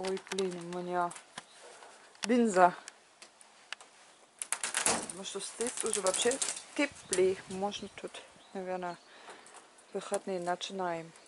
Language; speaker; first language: Russian; non-native, learner; German